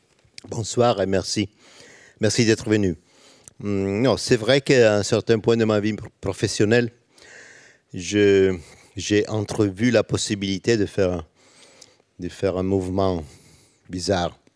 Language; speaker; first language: French; non-native, learner; Italian